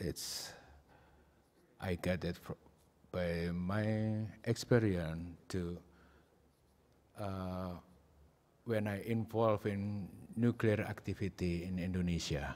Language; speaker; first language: English; non-native, learner; Indonesian